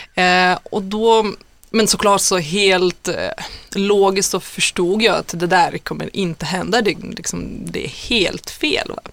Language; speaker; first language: Swedish; non-native, fluent; Lithuanian